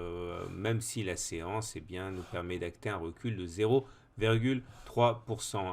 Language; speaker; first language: French; native; French